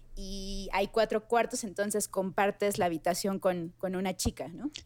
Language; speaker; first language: Spanish; native; Spanish